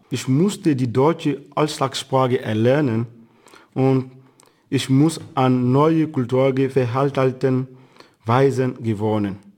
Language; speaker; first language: German; non-native, fluent; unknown